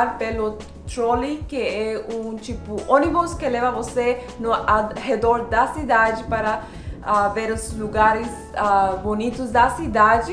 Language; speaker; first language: Portuguese; non-native, fluent; Spanish